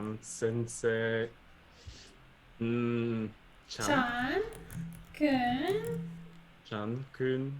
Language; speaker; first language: Japanese; non-native, learner; English